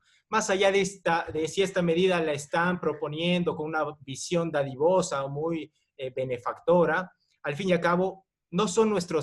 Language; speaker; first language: Spanish; native; Spanish